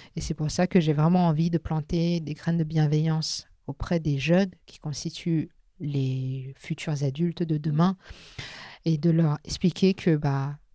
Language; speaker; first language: French; non-native, local second language; Min Nan Chinese